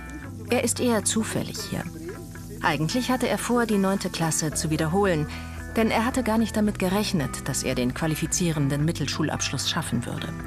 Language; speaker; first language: German; native; German